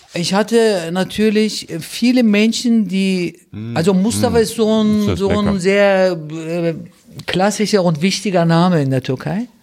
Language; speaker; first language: German; early bilingual, other home language; Turkish